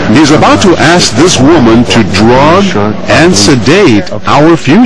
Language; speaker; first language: English; native; English